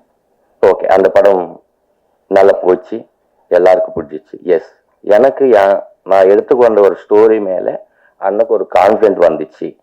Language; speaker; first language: Tamil; non-native, learner; Telugu